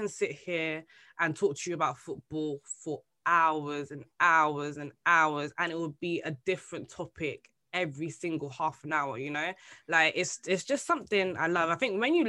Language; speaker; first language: English; native; English